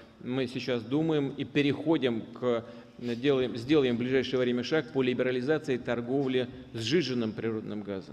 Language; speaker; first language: Russian; native; Russian